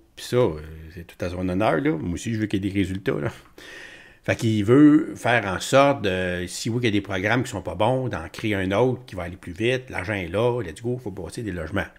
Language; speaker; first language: French; native; French